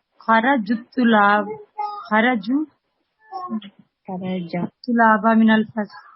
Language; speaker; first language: Arabic; non-native, learner; Urdu